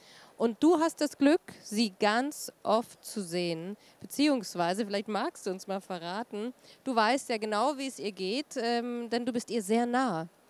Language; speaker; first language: German; native; German